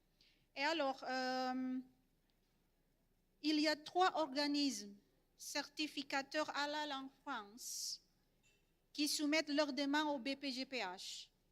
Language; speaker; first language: French; non-native, fluent; Indonesian